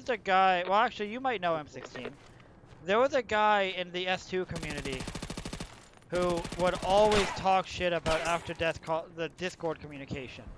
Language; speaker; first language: English; native; English